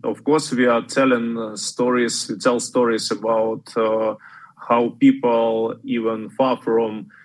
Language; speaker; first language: English; non-native, fluent; Ukrainian